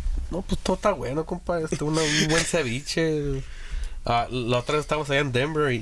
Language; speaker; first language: Spanish; native; Spanish